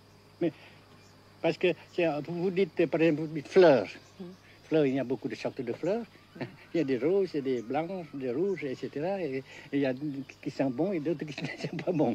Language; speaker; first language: French; non-native, fluent; Vietnamese